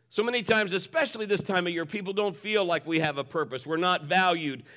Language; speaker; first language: English; native; English